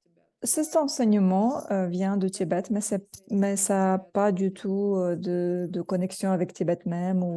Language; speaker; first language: French; non-native, fluent; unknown